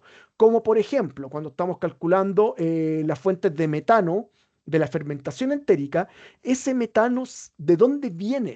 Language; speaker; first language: Spanish; native; Spanish